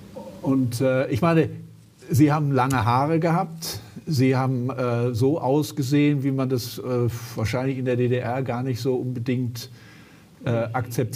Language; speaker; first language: German; native; German